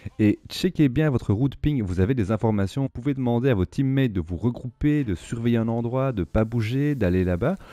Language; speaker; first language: French; native; French